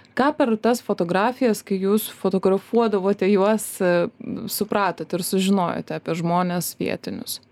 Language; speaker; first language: Lithuanian; native; Lithuanian